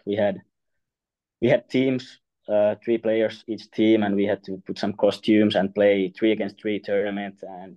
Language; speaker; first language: English; non-native, fluent; Finnish